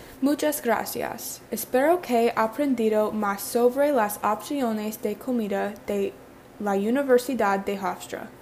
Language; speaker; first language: Spanish; non-native, learner; English